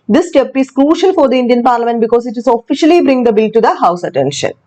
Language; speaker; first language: English; non-native, local second language; Malayalam